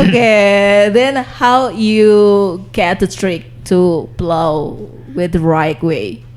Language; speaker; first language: English; non-native, learner; Indonesian